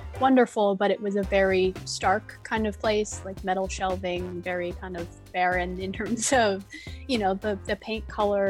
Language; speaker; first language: English; native; English